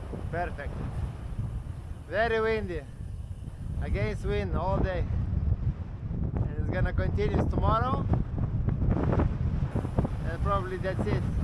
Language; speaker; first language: English; non-native, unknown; Lithuanian